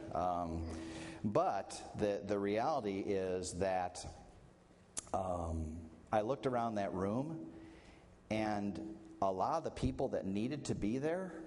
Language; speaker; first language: English; native; English